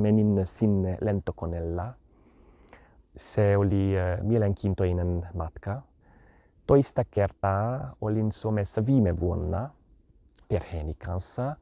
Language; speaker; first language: Finnish; non-native, learner; Hungarian